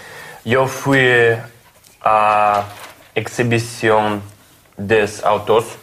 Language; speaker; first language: Spanish; non-native, learner; Russian